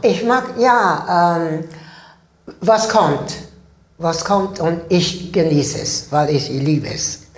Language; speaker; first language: German; non-native, learner; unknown